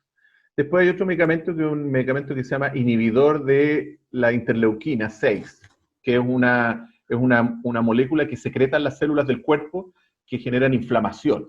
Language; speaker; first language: Spanish; native; Spanish